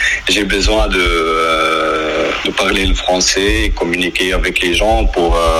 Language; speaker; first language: French; non-native, learner; Arabic